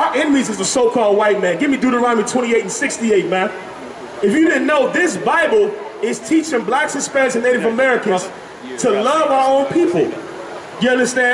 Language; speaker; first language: English; native; English